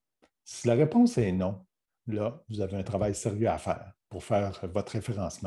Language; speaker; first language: French; native; French